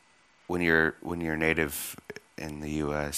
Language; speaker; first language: English; native; English